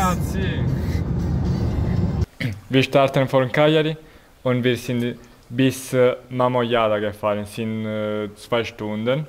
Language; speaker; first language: German; non-native, learner; Italian